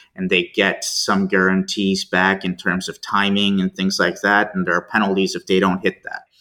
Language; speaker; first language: English; native; English